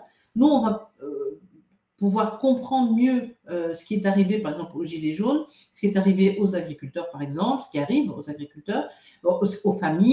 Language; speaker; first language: French; native; French